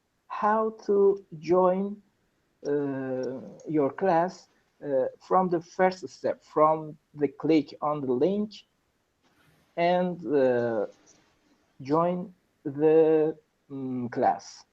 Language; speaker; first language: English; non-native, learner; Persian